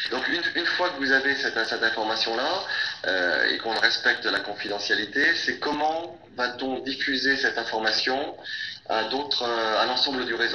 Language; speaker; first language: French; native; French